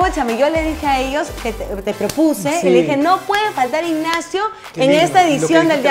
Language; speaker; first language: Spanish; native; Spanish